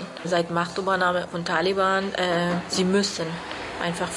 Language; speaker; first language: German; non-native, learner; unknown